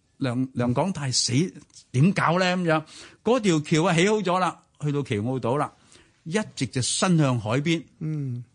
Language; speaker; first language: Cantonese; native; Cantonese